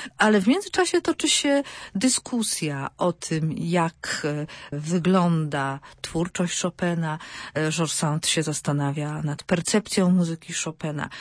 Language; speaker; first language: Polish; native; Polish